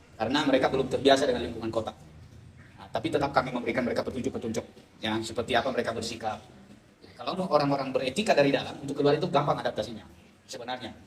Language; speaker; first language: Indonesian; non-native, local second language; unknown